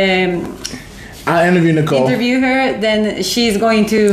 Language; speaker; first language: English; non-native, fluent; Spanish